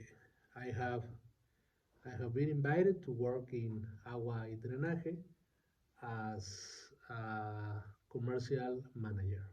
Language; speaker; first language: English; non-native, learner; Spanish